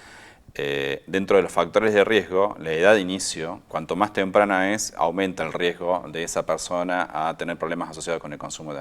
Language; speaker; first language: Spanish; native; Spanish